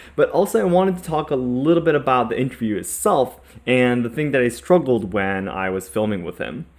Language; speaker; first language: English; non-native, fluent; Japanese